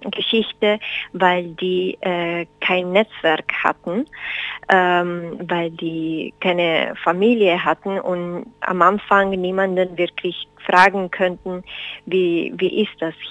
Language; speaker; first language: German; non-native, fluent; Spanish